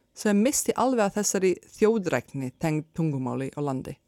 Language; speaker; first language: Icelandic; non-native, fluent; Serbian